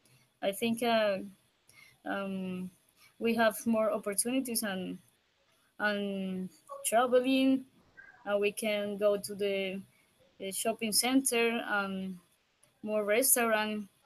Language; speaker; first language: English; non-native, learner; Spanish